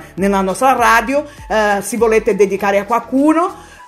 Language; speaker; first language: Italian; non-native, fluent; Portuguese